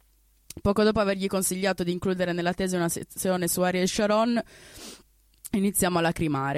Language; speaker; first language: Italian; native; Italian